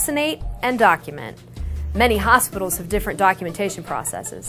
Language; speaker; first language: English; native; English